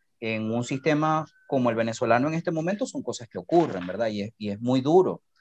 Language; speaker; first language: Spanish; native; Spanish